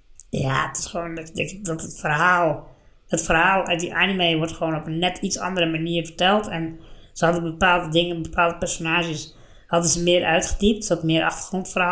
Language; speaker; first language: Dutch; native; Dutch